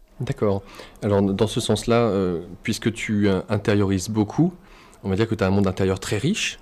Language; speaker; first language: French; native; French